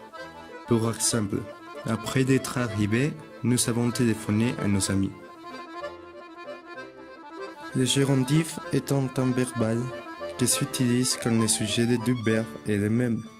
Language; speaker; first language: French; non-native, fluent; Spanish